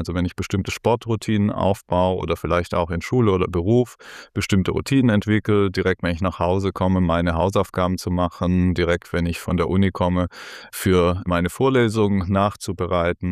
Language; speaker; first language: German; native; German